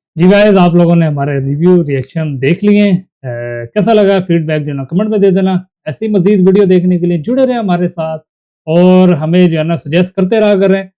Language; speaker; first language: Urdu; non-native, local second language; Punjabi